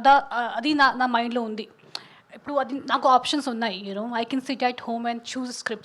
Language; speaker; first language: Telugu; non-native, learner; Hindi